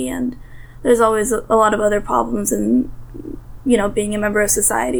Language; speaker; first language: English; early bilingual, other home language; Russian